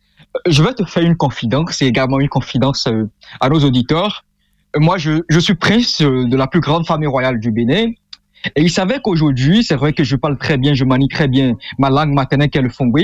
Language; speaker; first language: French; non-native, local second language; Fon